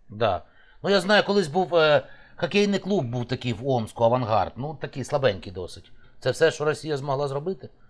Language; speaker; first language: Ukrainian; native; Ukrainian